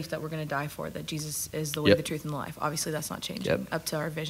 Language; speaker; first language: English; non-native, local second language; Afrikaans